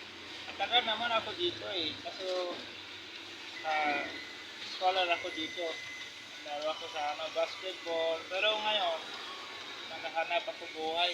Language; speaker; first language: Filipino; non-native, learner; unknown